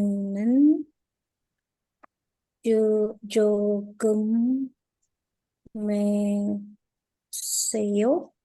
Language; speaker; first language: Korean; non-native, learner; Indonesian